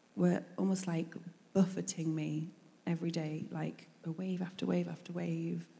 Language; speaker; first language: English; native; English